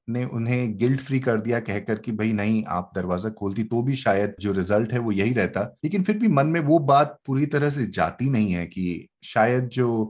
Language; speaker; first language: Hindi; native; Hindi